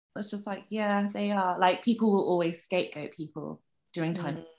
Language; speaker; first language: English; native; English